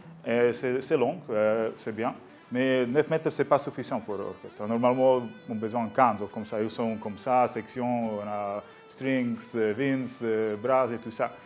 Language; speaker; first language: French; non-native, learner; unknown